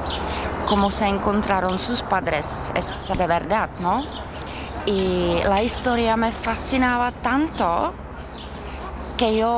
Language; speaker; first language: Spanish; non-native, learner; Czech